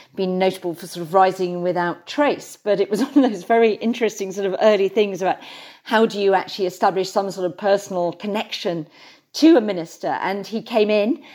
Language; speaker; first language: English; native; English